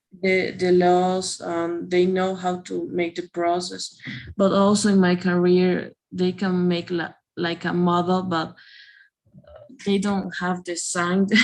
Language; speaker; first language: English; non-native, learner; Spanish